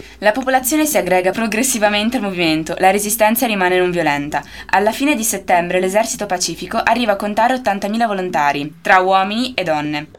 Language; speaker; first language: Italian; native; Italian